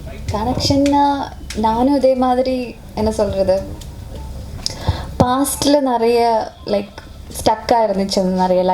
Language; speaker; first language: Tamil; non-native, fluent; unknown